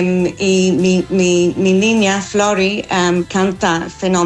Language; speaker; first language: Spanish; non-native, fluent; English